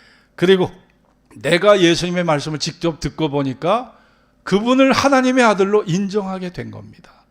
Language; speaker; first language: Korean; native; Korean